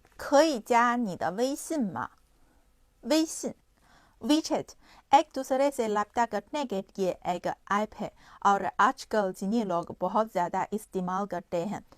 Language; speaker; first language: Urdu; non-native, fluent; Chinese